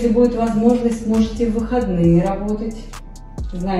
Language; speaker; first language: Russian; native; Russian